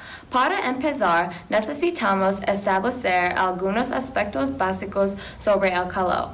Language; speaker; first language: Spanish; non-native, learner; English